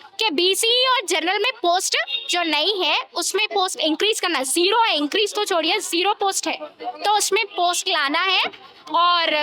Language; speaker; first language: Hindi; non-native, local second language; Urdu